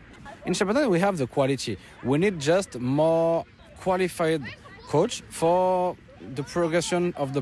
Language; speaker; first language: English; non-native, learner; French